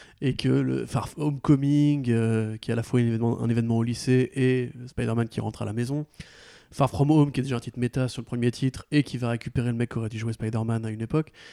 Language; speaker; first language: French; native; French